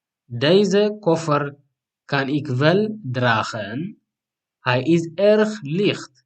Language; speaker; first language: Dutch; non-native, fluent; Tigrinya